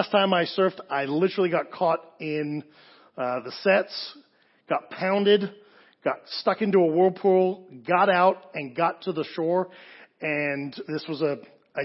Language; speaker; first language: English; native; English